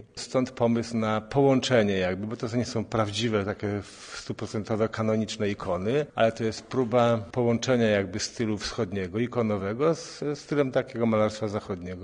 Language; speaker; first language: Polish; native; Polish